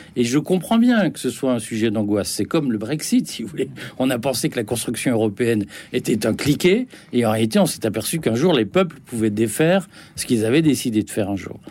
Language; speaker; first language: French; native; French